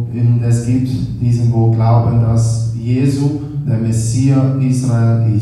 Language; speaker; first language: German; non-native, learner; Portuguese